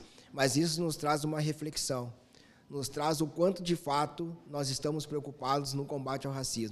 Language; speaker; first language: Portuguese; native; Portuguese